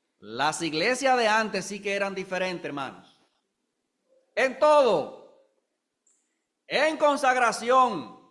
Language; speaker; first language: Spanish; native; Spanish